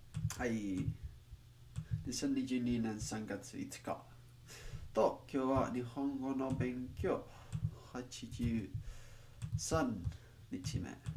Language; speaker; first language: Japanese; non-native, learner; English